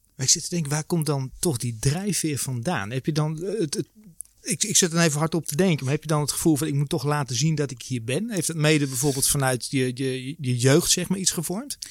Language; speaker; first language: Dutch; native; Dutch